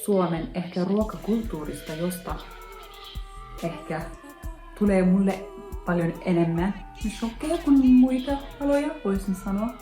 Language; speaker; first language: Finnish; non-native, fluent; Turkish